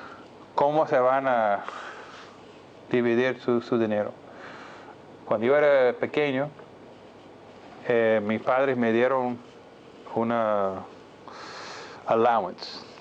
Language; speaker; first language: Spanish; non-native, fluent; English